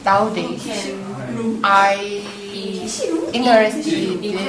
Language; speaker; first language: English; non-native, learner; Korean